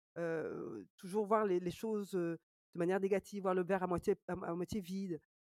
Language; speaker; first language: French; native; French